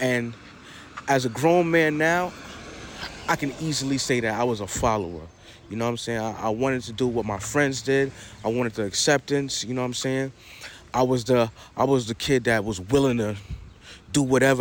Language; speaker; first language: English; native; English